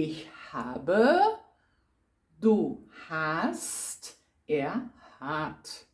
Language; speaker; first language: German; non-native, fluent; Portuguese